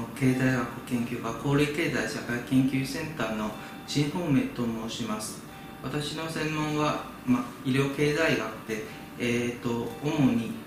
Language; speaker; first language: Japanese; non-native, fluent; Chinese